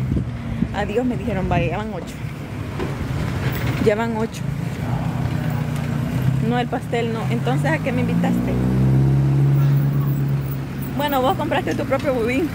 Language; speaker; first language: Spanish; native; Spanish